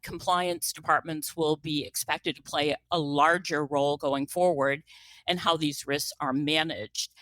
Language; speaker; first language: English; native; English